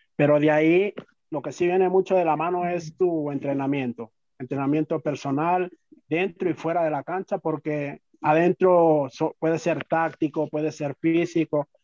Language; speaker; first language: Spanish; native; Spanish